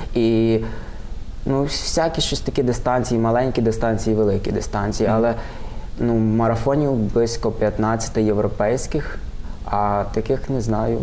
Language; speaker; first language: Ukrainian; native; Ukrainian